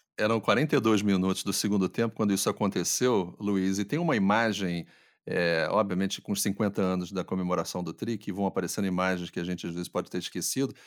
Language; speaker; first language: Portuguese; native; Portuguese